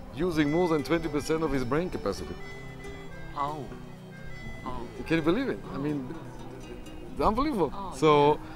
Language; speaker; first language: English; non-native, fluent; German